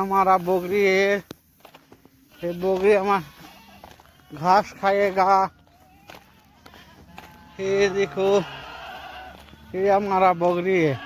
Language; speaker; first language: Hindi; non-native, learner; Bangla